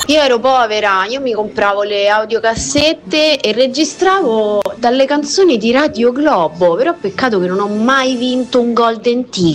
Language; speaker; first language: Italian; native; Italian